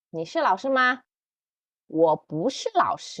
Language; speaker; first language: Chinese; non-native, fluent; Indonesian